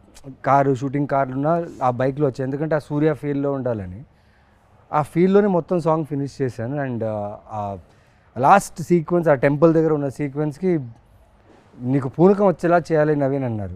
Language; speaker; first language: Telugu; native; Telugu